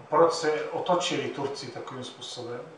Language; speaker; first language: Czech; non-native, fluent; Arabic